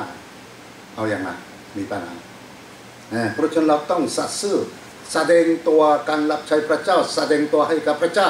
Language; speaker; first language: Thai; non-native, fluent; Korean